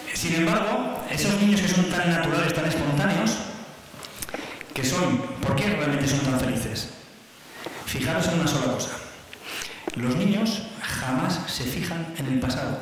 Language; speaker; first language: Spanish; native; Spanish